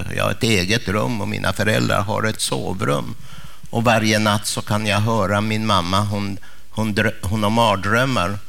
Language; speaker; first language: Swedish; early bilingual, other home language; Polish